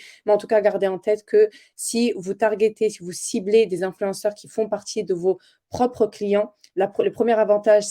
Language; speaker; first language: French; native; French